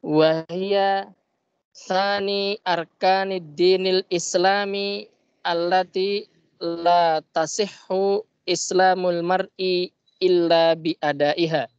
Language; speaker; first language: Arabic; non-native, fluent; Indonesian